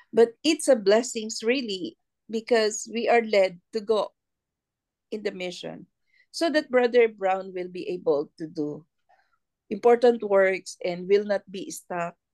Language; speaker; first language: English; non-native, local second language; Filipino